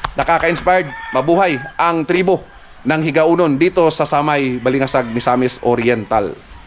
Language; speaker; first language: Filipino; non-native, local second language; Cebuano